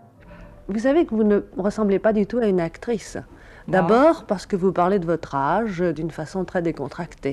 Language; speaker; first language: French; native; French